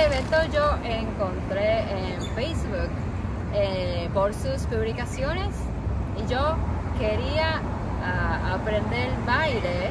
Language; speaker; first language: Spanish; non-native, learner; Japanese